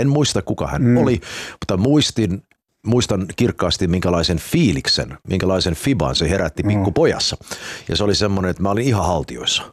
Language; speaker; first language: Finnish; early bilingual, heritage; Finnish